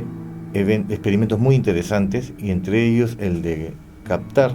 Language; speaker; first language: Spanish; native; Spanish